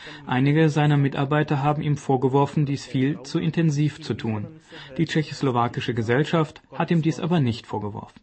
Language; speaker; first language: German; native; German